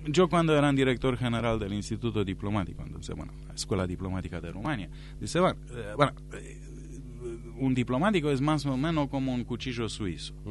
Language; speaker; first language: Spanish; non-native, fluent; Romanian